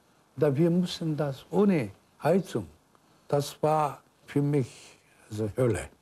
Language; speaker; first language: German; non-native, fluent; Korean